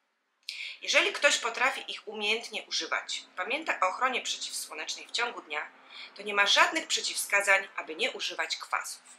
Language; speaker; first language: Polish; native; Polish